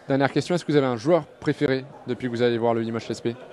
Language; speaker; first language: French; native; French